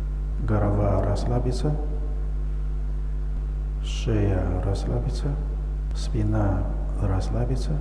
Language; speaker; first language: Russian; non-native, learner; Chinese